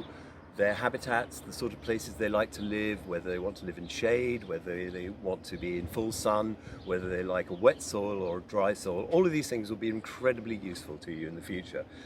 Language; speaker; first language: English; native; English